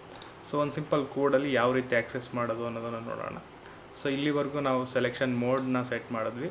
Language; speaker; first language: Kannada; native; Kannada